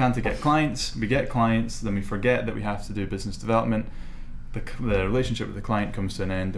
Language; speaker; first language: English; native; English